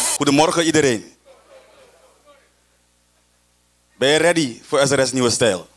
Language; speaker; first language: Dutch; native; Dutch